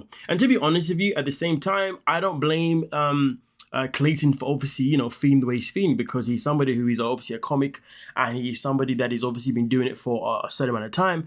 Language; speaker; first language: English; native; English